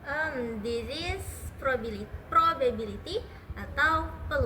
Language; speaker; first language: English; non-native, learner; Indonesian